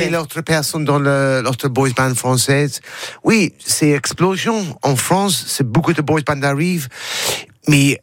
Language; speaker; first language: French; non-native, learner; English